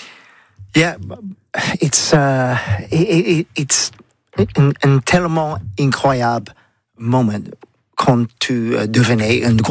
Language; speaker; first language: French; non-native, learner; English